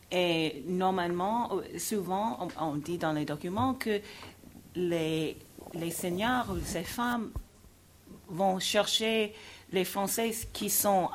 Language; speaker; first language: French; non-native, fluent; English